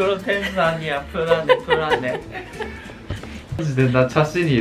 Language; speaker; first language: Korean; non-native, learner; Japanese